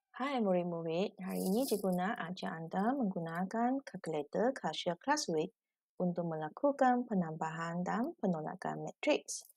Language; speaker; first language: Malay; non-native, local second language; Chinese